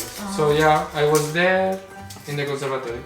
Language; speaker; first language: English; non-native, learner; Spanish